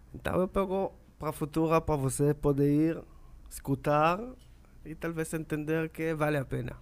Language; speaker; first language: Portuguese; non-native, learner; Hebrew